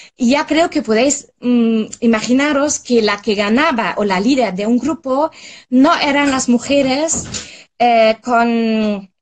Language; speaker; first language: Spanish; non-native, fluent; German